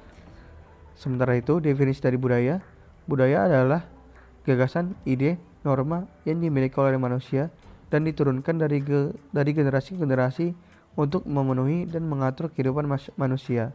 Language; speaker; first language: Indonesian; native; Indonesian